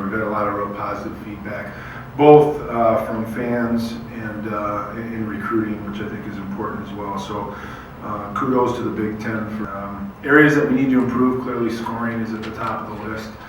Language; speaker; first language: English; native; English